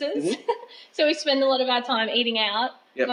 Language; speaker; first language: English; native; English